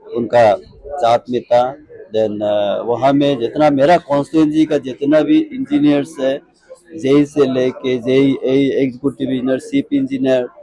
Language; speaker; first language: Hindi; non-native, local second language; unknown